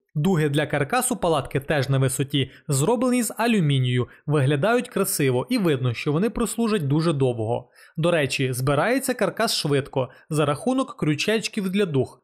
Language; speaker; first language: Ukrainian; non-native, local second language; Russian